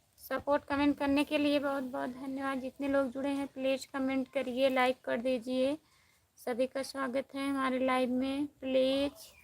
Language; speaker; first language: Hindi; native; Hindi